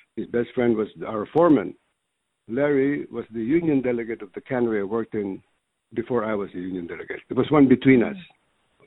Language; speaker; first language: English; early bilingual, other home language; Filipino